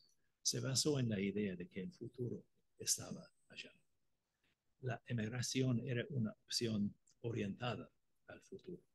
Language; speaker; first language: Spanish; non-native, fluent; Irish